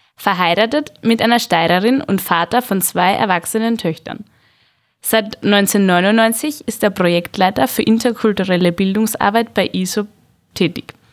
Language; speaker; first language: German; native; German